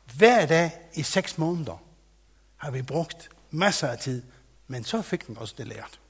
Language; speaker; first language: Danish; native; Danish